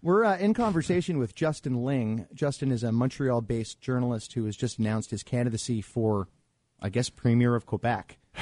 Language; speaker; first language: English; native; English